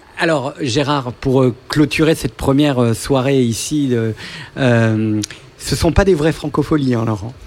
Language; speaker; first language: French; native; French